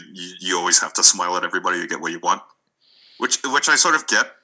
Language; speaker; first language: English; non-native, fluent; Russian